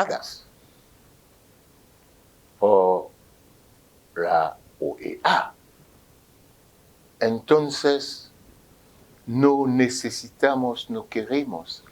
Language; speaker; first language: Spanish; non-native, fluent; French